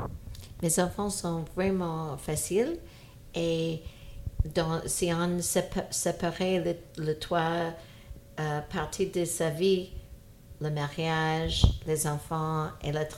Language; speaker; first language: French; non-native, fluent; English